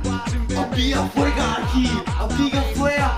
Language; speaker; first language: Spanish; non-native, learner; English